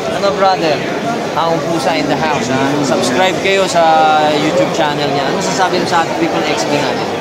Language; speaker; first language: Filipino; native; Filipino